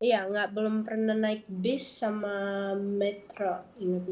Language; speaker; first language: Indonesian; early bilingual, heritage; Dutch